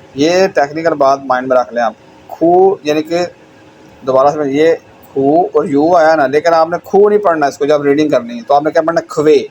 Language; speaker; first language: Urdu; non-native, local second language; Punjabi